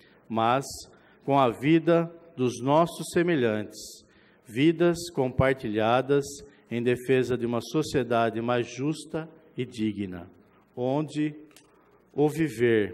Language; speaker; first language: Portuguese; native; Portuguese